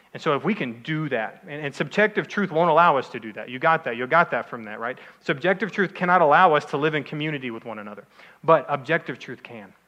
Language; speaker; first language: English; native; English